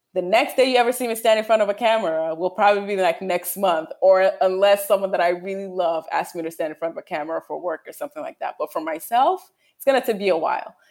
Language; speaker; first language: English; non-native, local second language; Yoruba